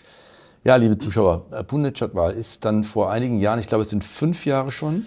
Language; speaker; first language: German; native; German